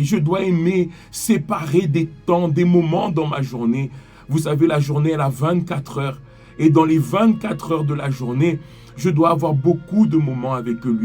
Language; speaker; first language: French; native; French